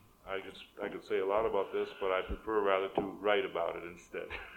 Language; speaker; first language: English; native; English